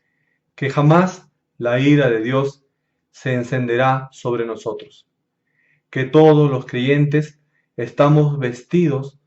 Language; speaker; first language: Spanish; native; Spanish